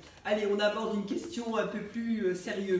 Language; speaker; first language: French; native; French